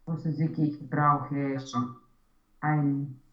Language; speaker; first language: German; non-native, learner; Romanian